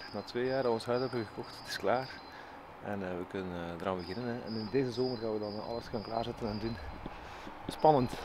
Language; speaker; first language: Dutch; native; Dutch